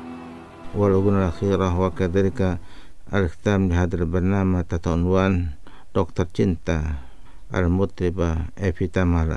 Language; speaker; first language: Arabic; non-native, fluent; Indonesian